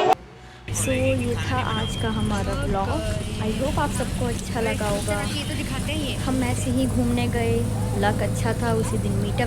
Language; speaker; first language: Hindi; native; Hindi